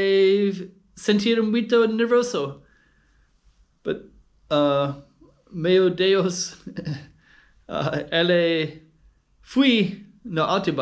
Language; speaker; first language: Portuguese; non-native, learner; English